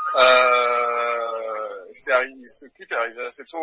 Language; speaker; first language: French; native; French